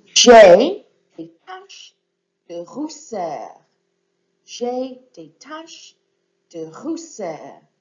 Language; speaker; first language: French; non-native, fluent; English